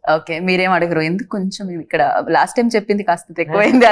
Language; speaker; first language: Telugu; native; Telugu